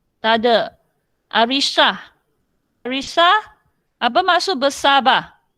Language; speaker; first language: Malay; non-native, local second language; Chinese